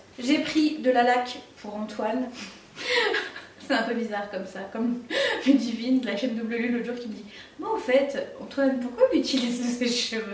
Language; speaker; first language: French; native; French